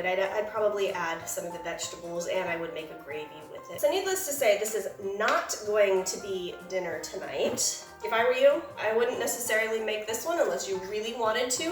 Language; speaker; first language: English; native; English